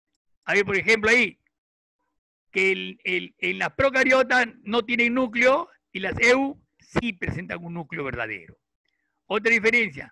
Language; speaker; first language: Spanish; native; Spanish